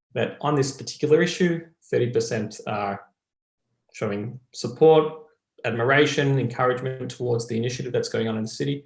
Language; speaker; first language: English; native; English